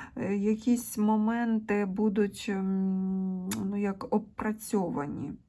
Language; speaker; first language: Ukrainian; non-native, local second language; Russian